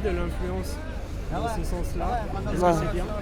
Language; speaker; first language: French; native; French